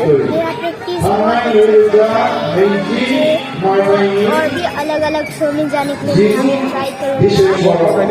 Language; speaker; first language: Hindi; non-native, local second language; Bodo